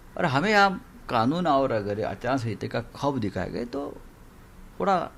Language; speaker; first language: Hindi; non-native, local second language; Marathi